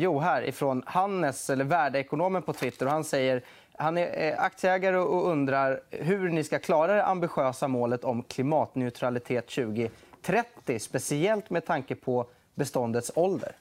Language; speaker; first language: Swedish; native; Swedish